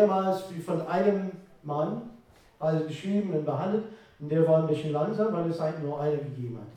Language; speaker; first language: German; non-native, fluent; English